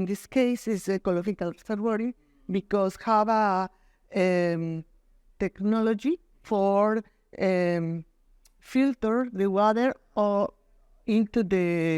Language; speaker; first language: English; non-native, learner; Spanish